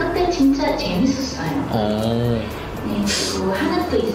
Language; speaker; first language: Korean; non-native, learner; Indonesian